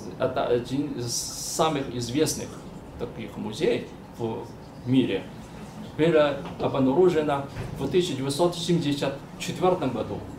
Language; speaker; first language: Russian; non-native, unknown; Chinese